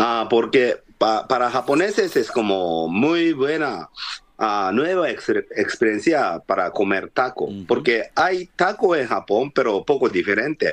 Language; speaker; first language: Spanish; non-native, learner; Japanese